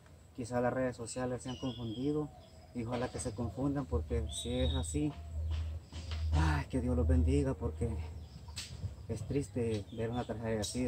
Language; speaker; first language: Spanish; native; Spanish